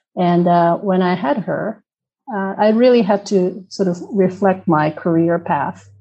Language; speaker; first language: English; non-native, fluent; Japanese